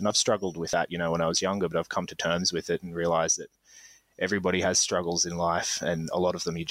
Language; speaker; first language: English; native; English